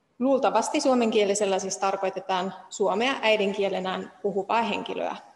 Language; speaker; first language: Finnish; non-native, fluent; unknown